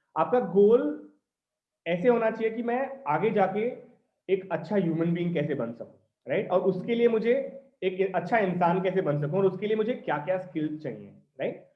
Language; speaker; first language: Hindi; non-native, local second language; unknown